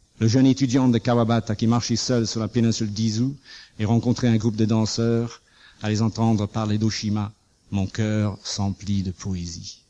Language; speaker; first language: French; non-native, fluent; English